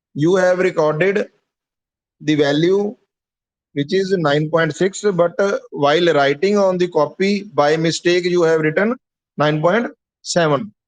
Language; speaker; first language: English; non-native, local second language; Punjabi